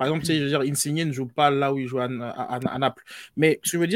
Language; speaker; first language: French; native; French